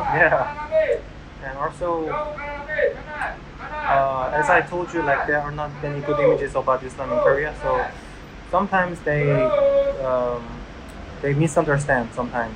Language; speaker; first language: English; non-native, learner; Korean